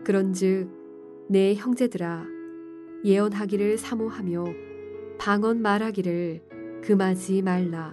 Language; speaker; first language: Korean; native; Korean